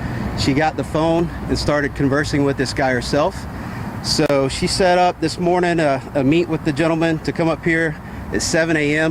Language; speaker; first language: English; native; English